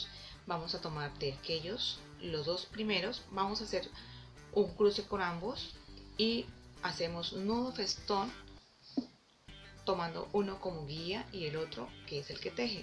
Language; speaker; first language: Spanish; native; Spanish